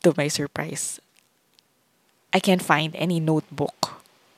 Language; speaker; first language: English; non-native, local second language; Filipino